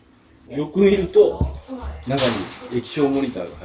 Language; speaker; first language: Japanese; native; Japanese